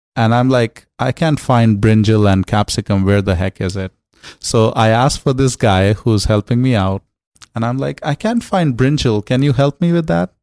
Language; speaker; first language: English; non-native, local second language; Hindi